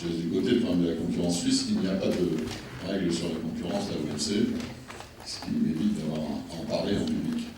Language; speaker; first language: French; native; French